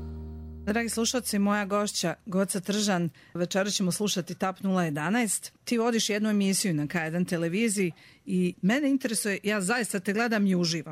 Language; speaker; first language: Croatian; native; Croatian